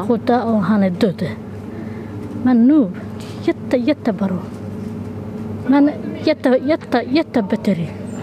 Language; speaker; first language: Swedish; non-native, learner; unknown